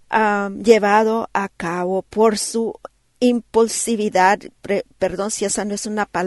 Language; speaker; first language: Spanish; native; Spanish